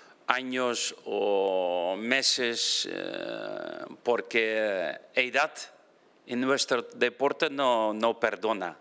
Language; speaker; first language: Spanish; non-native, fluent; Dutch